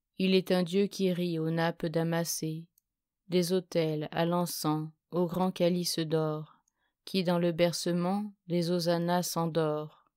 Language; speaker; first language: French; native; French